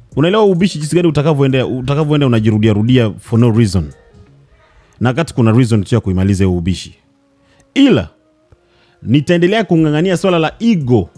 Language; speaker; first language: Swahili; non-native, local second language; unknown